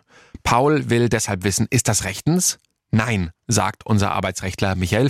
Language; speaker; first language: German; native; German